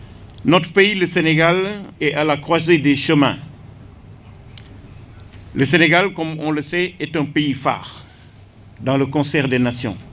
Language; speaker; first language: French; non-native, local second language; Wolof